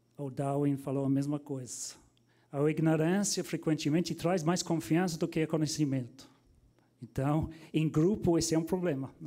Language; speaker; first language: Portuguese; non-native, fluent; English